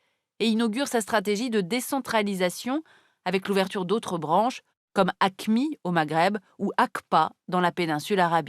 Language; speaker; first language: French; native; French